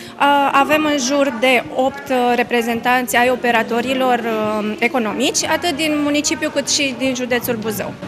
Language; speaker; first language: Romanian; native; Romanian